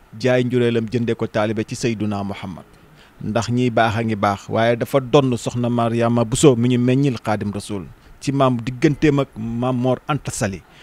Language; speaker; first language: Wolof; native; Wolof